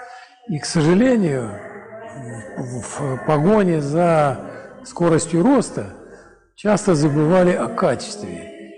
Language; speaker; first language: Russian; native; Russian